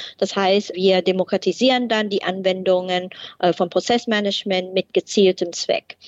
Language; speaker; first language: German; non-native, fluent; Thai